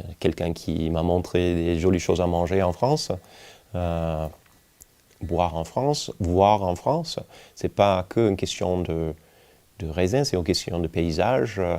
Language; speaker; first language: French; non-native, fluent; English